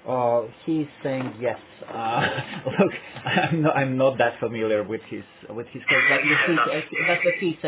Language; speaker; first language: English; non-native, fluent; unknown